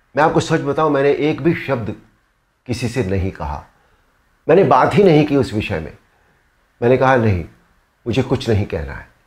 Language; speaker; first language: Hindi; native; Hindi